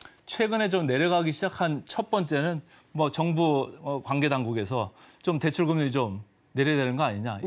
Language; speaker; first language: Korean; native; Korean